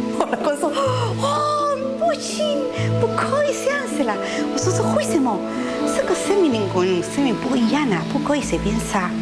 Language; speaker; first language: Chinese; non-native, learner; Spanish